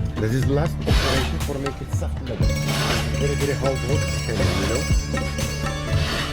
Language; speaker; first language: English; non-native, learner; Polish